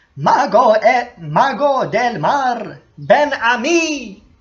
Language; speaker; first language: Spanish; non-native, fluent; Turkish